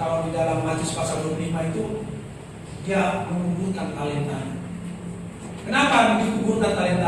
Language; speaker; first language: Indonesian; native; Indonesian